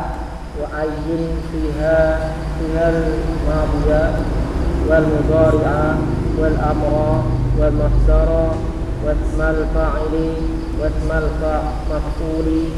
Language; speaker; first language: Arabic; non-native, learner; Indonesian